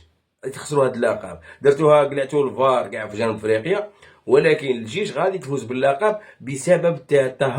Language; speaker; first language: Arabic; native; Arabic